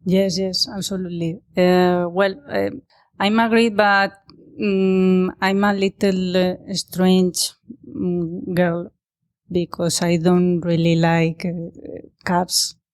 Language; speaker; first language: English; non-native, learner; Spanish